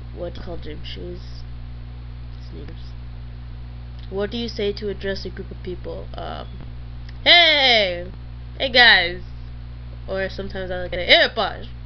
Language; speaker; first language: English; native; English